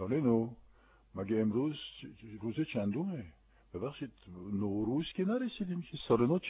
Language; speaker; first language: Persian; non-native, fluent; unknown